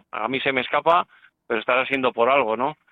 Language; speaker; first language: Spanish; native; Spanish